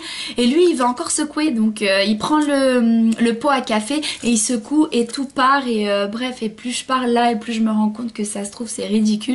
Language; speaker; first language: French; native; French